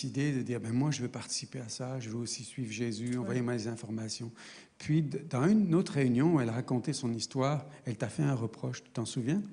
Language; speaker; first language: French; native; French